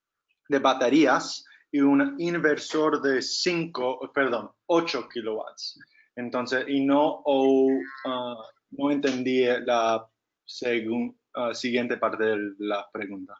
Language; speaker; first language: Spanish; non-native, fluent; English